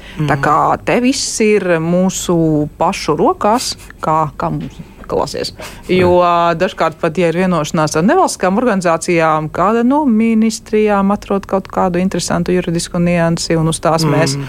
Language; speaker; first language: Latvian; native; Latvian